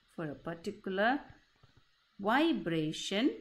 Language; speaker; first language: English; non-native, local second language; Malayalam